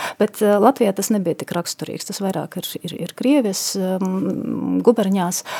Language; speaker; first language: Latvian; non-native, local second language; Russian